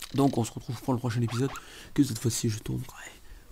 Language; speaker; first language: French; native; French